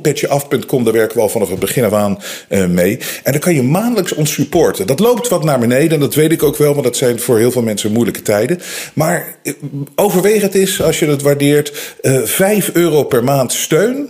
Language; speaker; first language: Dutch; native; Dutch